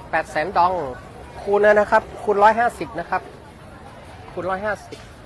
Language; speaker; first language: Thai; native; Thai